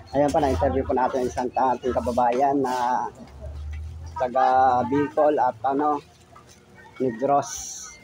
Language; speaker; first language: Filipino; native; Filipino